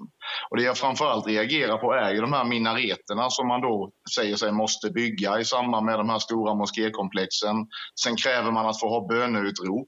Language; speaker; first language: Swedish; native; Swedish